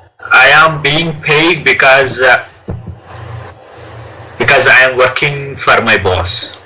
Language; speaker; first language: English; non-native, learner; Telugu